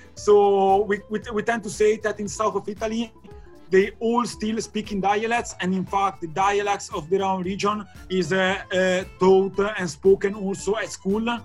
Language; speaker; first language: English; non-native, fluent; Italian